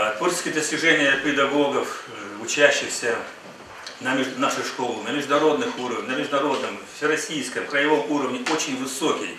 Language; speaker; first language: Russian; native; Russian